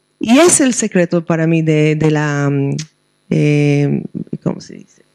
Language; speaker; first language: Spanish; non-native, fluent; Hebrew